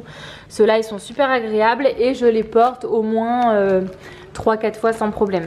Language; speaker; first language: French; native; French